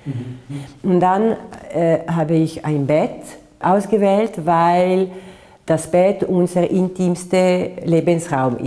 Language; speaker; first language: German; non-native, fluent; Italian